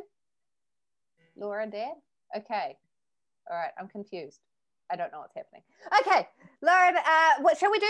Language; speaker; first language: English; native; English